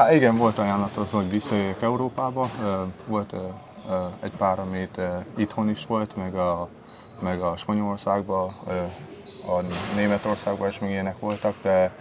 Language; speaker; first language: Hungarian; early bilingual, heritage; Hungarian